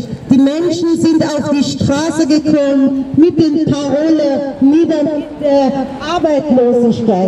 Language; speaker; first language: German; non-native, learner; Persian